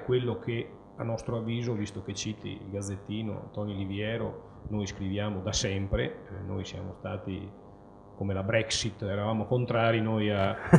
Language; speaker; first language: Italian; native; Italian